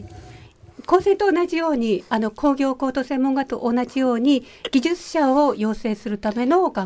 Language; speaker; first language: Japanese; native; Japanese